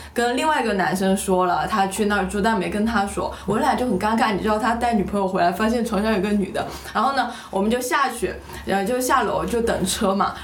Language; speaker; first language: Chinese; native; Chinese